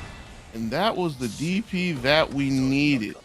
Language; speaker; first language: English; native; English